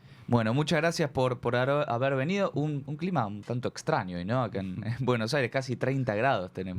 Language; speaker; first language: Spanish; native; Spanish